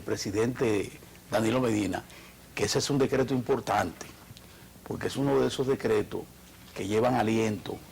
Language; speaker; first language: Spanish; native; Spanish